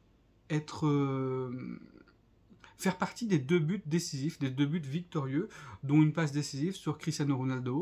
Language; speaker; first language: French; native; French